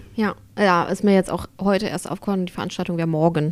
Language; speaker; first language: German; early bilingual, other home language; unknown